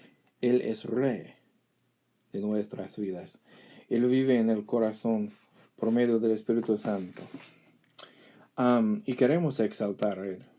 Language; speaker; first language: Spanish; non-native, fluent; English